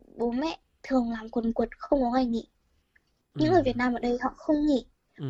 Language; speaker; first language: Vietnamese; early bilingual, heritage; Vietnamese